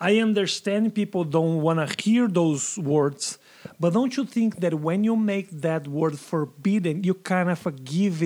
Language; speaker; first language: English; non-native, fluent; Portuguese